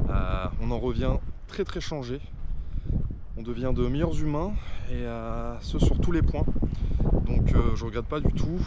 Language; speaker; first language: French; native; French